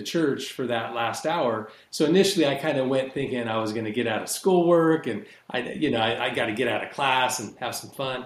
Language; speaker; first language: English; native; English